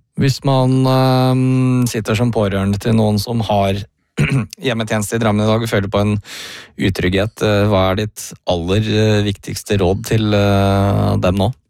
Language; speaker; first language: Norwegian; native; Norwegian